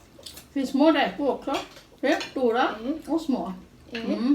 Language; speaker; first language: Swedish; non-native, learner; Thai